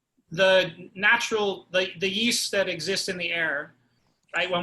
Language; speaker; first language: English; native; English